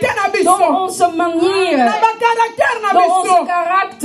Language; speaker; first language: Dutch; non-native, learner; Lingala